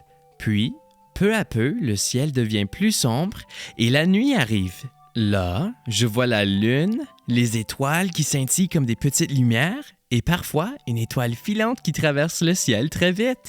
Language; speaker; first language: French; native; French